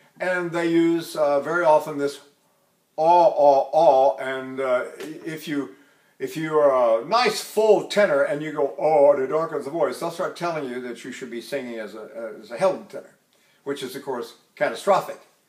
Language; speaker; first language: English; native; English